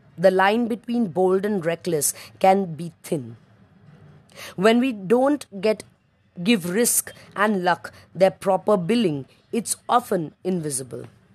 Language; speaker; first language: English; non-native, local second language; Marathi